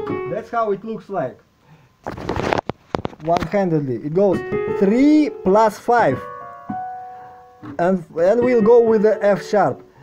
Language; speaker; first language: English; non-native, fluent; Russian